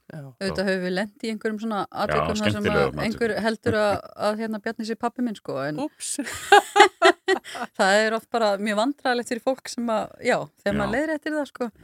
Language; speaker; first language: Icelandic; native; Icelandic